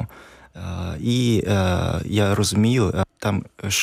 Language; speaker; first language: Ukrainian; non-native, learner; Japanese